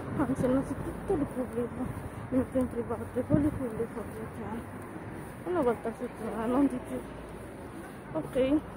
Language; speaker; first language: Italian; native; Italian